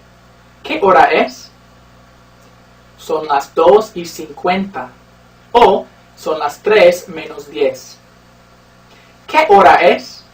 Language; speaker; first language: Spanish; non-native, fluent; English